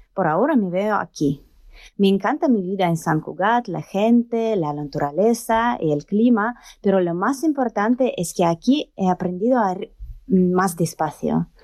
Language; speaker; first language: Spanish; non-native, learner; Russian